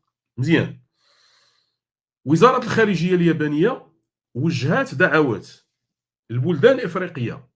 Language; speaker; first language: Arabic; native; Arabic